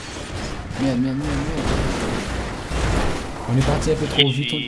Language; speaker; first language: French; native; French